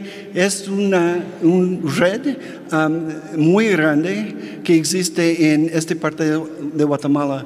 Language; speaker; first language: Spanish; non-native, fluent; English